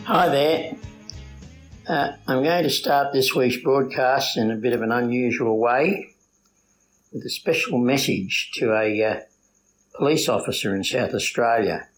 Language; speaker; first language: English; native; English